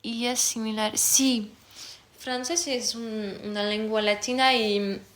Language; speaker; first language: Spanish; non-native, learner; French